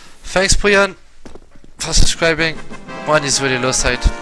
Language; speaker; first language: English; non-native, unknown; French